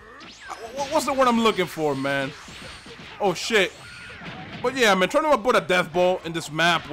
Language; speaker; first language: English; native; English